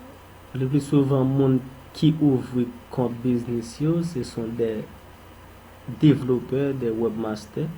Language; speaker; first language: French; non-native, learner; Haitian Creole